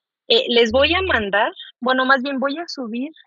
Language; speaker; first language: Spanish; native; Spanish